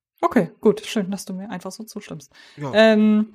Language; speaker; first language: German; native; German